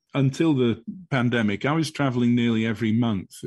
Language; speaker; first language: English; native; English